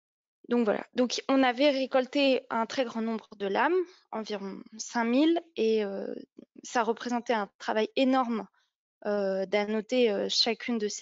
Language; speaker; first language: French; native; French